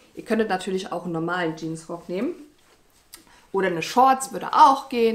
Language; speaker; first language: German; native; German